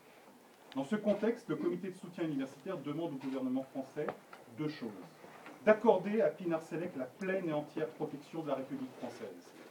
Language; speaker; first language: French; native; French